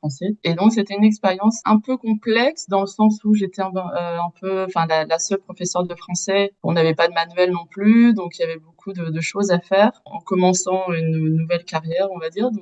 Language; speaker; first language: French; native; French